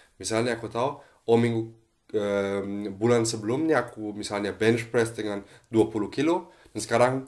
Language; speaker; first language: Indonesian; non-native, fluent; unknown